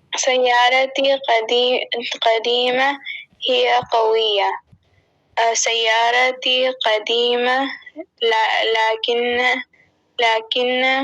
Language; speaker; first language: Arabic; non-native, learner; Urdu